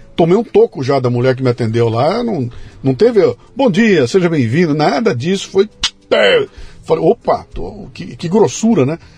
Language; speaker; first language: Portuguese; native; Portuguese